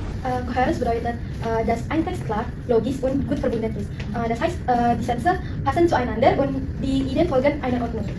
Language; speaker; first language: German; non-native, learner; Indonesian